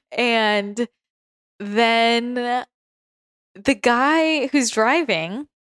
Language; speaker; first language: English; native; English